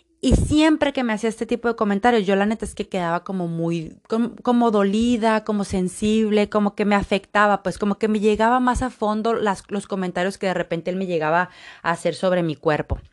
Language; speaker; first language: Spanish; native; Spanish